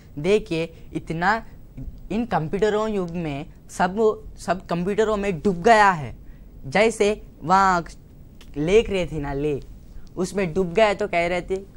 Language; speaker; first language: Hindi; non-native, local second language; Telugu